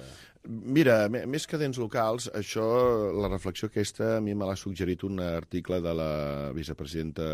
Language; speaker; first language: Catalan; native; Catalan